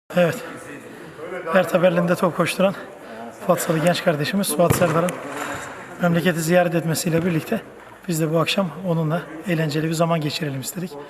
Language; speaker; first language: Turkish; native; Turkish